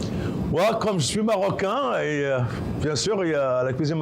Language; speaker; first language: French; non-native, local second language; Arabic